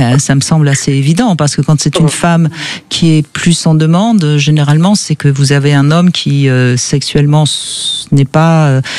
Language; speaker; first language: French; native; French